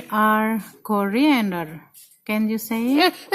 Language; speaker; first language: English; non-native, learner; Indonesian